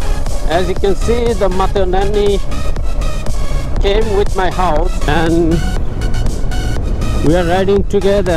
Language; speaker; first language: English; non-native, learner; Bangla